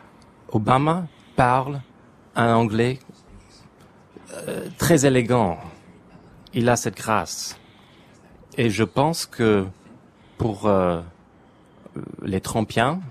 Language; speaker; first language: French; non-native, fluent; English